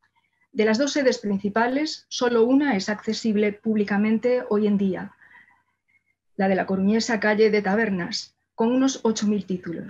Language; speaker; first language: Spanish; native; Spanish